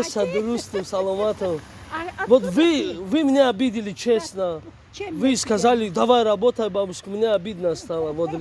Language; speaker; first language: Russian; non-native, fluent; Tajik